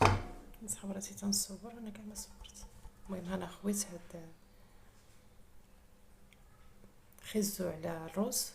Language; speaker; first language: Arabic; native; Arabic